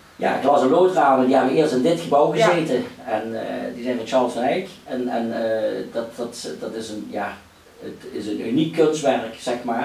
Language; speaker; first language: Dutch; native; Dutch